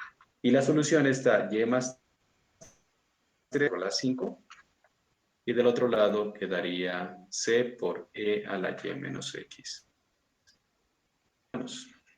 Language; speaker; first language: Spanish; native; Spanish